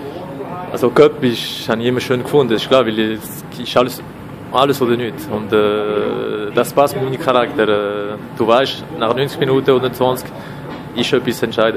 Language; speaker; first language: German; non-native, local second language; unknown